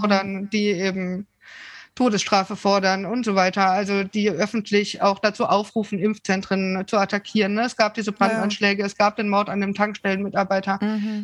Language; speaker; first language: German; native; German